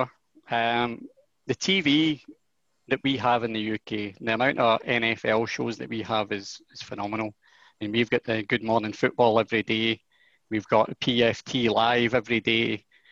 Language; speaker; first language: English; native; English